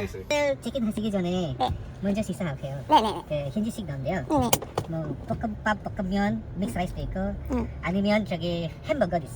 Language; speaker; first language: Korean; non-native, learner; Indonesian